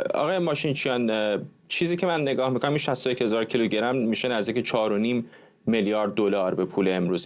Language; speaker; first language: Persian; native; Persian